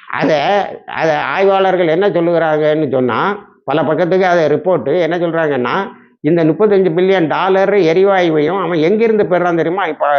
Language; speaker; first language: Tamil; native; Tamil